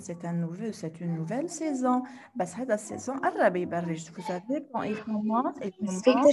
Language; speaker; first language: French; non-native, fluent; Arabic